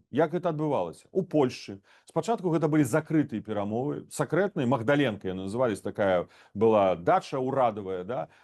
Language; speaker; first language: Belarusian; non-native, local second language; Russian